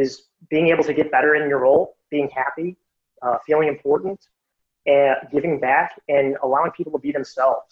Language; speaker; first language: English; native; English